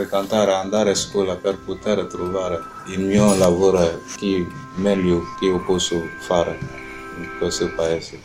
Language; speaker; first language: Italian; non-native, learner; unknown